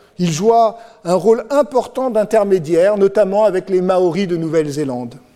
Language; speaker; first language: French; native; French